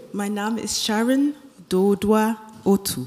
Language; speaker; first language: German; non-native, fluent; English